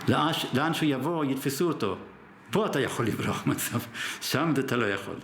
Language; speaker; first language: Hebrew; early bilingual, other home language; German